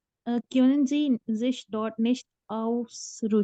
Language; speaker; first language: German; non-native, learner; Urdu